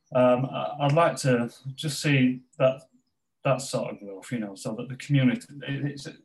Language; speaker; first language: English; native; English